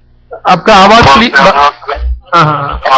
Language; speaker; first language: Hindi; non-native, local second language; Malayalam